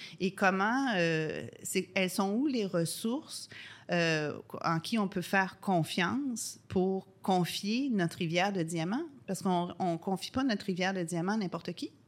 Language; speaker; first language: French; native; French